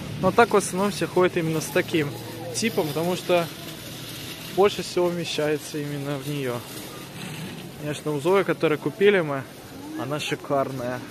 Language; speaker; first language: Russian; early bilingual, heritage; Russian